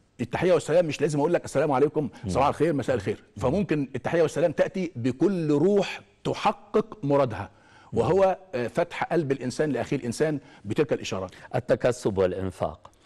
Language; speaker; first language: Arabic; native; Arabic